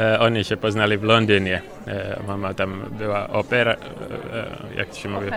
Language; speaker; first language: Polish; non-native, fluent; Finnish